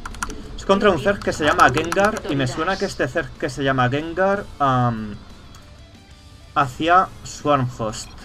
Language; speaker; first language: Spanish; native; Spanish